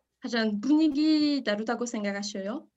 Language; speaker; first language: Korean; non-native, learner; French